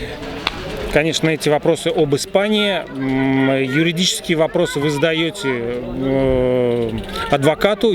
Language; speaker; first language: Russian; native; Russian